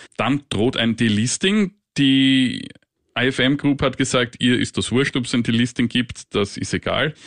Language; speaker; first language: German; native; German